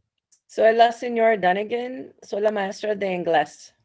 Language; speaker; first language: Spanish; non-native, learner; English